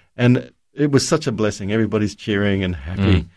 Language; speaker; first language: English; native; English